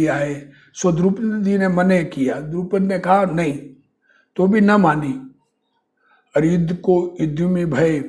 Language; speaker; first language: Hindi; native; Hindi